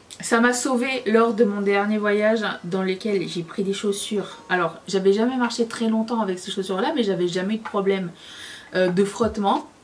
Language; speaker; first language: French; native; French